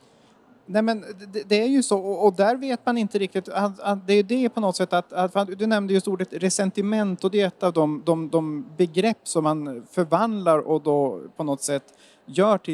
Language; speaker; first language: Swedish; native; Swedish